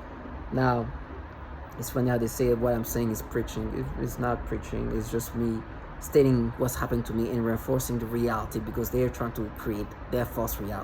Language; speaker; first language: English; non-native, fluent; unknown